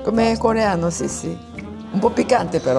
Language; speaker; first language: Italian; non-native, fluent; Korean